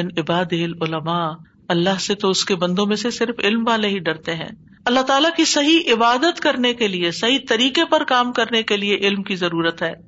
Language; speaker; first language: Urdu; native; Urdu